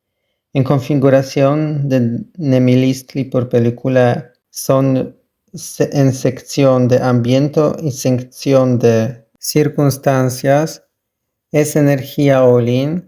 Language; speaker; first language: Spanish; non-native, learner; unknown